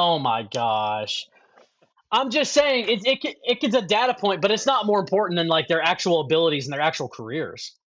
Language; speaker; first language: English; native; English